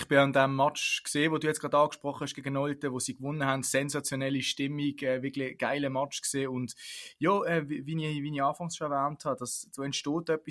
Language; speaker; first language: German; native; German